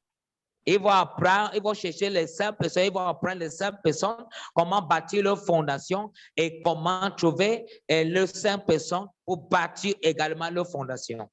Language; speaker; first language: French; non-native, fluent; English